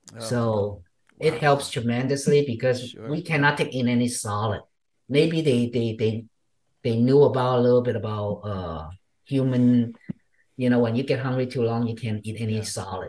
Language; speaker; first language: English; non-native, fluent; Vietnamese